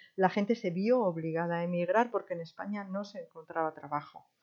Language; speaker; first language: Spanish; native; Spanish